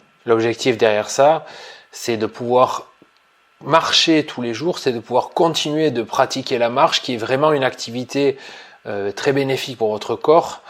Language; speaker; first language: French; native; French